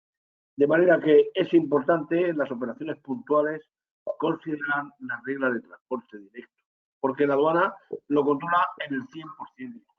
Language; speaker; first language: Spanish; native; Spanish